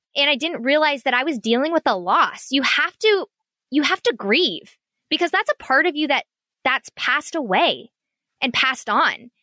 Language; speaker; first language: English; native; English